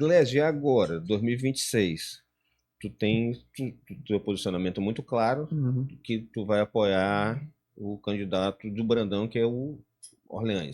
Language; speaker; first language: Portuguese; native; Portuguese